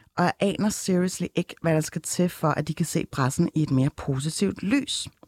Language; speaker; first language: Danish; early bilingual, other home language; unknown